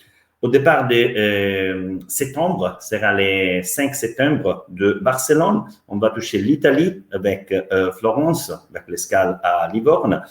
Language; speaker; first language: French; non-native, fluent; Italian